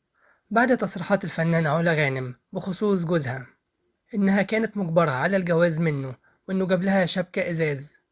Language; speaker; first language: Arabic; native; Arabic